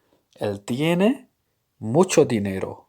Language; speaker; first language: Spanish; non-native, fluent; Urdu